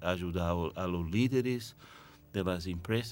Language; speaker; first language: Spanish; non-native, fluent; English